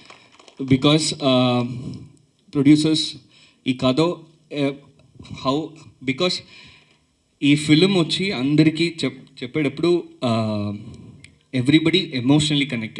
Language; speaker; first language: Telugu; early bilingual, heritage; Telugu